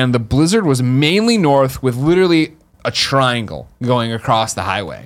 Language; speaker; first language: English; native; English